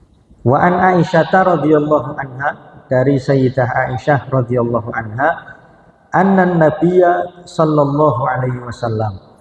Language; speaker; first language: Indonesian; non-native, local second language; Javanese